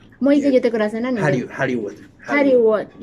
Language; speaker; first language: Japanese; non-native, learner; Thai